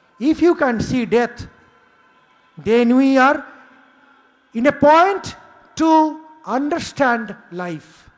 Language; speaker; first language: English; non-native, local second language; Bangla